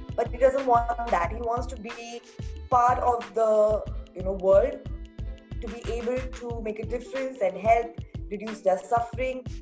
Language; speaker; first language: English; non-native, local second language; Hindi